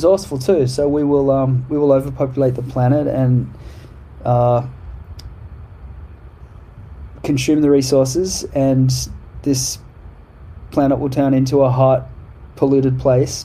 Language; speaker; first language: English; native; English